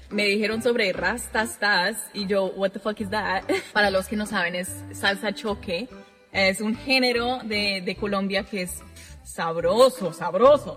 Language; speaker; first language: Spanish; non-native, fluent; English